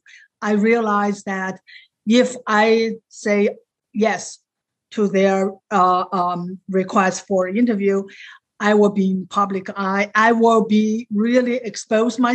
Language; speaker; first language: English; non-native, fluent; Chinese